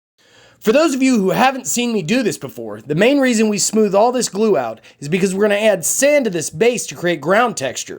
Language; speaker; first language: English; native; English